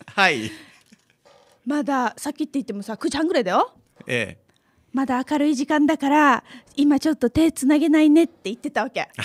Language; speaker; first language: Japanese; native; Japanese